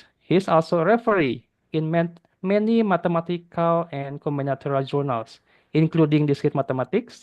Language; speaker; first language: English; non-native, fluent; Indonesian